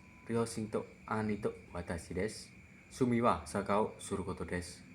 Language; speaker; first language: Japanese; non-native, learner; Indonesian